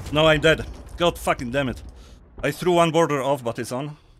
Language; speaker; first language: English; non-native, fluent; Polish